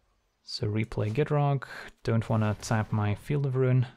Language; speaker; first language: English; native; English